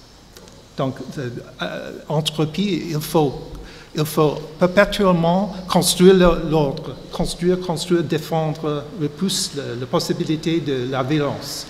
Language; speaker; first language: French; non-native, fluent; English